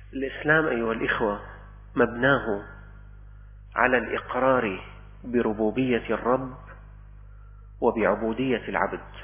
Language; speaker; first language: Arabic; native; Arabic